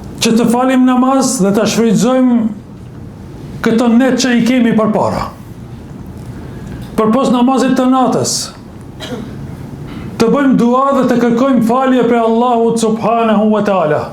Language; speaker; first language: Albanian; native; Albanian